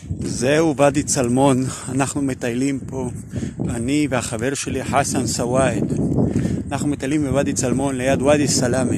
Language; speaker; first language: Hebrew; non-native, local second language; Arabic